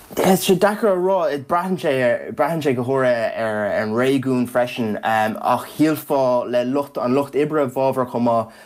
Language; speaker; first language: Irish; native; Irish